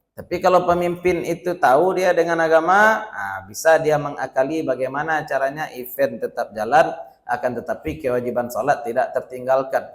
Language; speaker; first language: Malay; non-native, local second language; Minangkabau